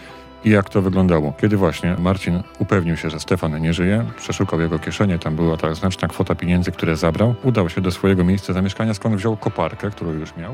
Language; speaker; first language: Polish; native; Polish